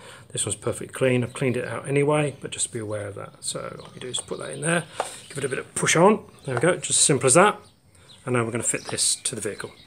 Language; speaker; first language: English; native; English